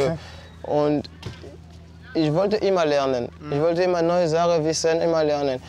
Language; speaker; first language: German; non-native, fluent; French